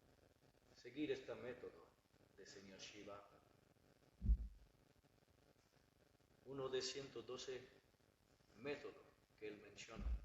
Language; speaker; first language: Spanish; non-native, learner; Bangla